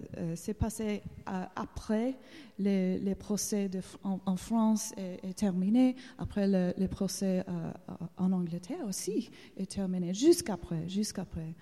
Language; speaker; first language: French; non-native, learner; English